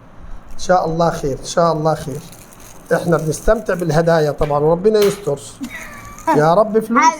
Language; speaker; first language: Arabic; native; Arabic